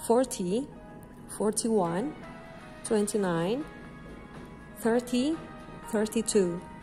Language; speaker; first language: English; non-native, fluent; Indonesian